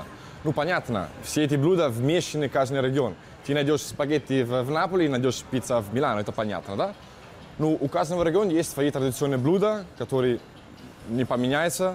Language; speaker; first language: Russian; non-native, learner; Italian